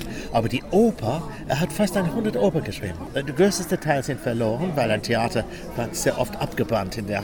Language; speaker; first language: German; non-native, learner; English